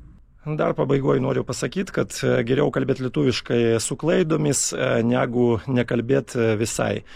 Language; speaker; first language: Lithuanian; non-native, fluent; Russian